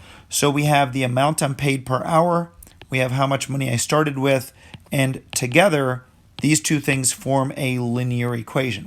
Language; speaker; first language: English; native; English